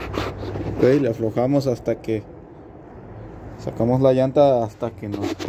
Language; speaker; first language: Spanish; native; Spanish